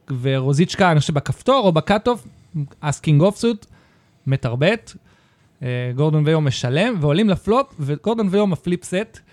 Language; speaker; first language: Hebrew; native; Hebrew